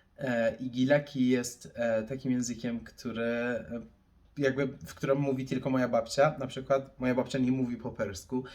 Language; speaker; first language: Polish; non-native, fluent; Persian